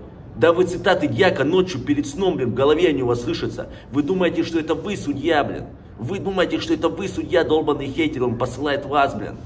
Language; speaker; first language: Russian; native; Russian